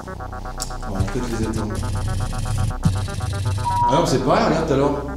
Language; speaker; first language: French; native; French